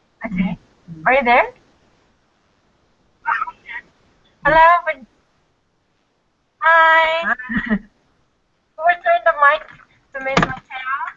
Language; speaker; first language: English; non-native, learner; Korean